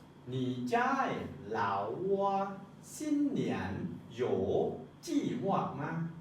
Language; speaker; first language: Chinese; non-native, learner; Lao